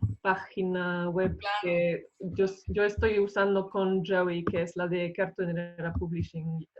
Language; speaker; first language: Spanish; non-native, fluent; English